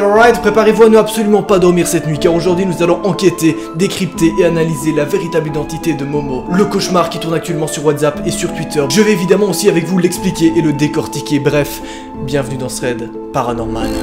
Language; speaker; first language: French; native; French